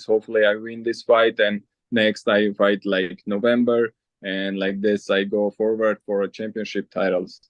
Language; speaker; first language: English; non-native, learner; Armenian